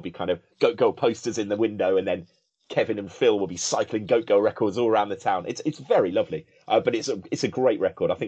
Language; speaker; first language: English; native; English